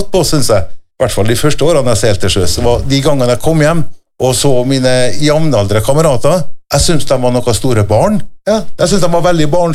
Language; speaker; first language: Norwegian; native; Norwegian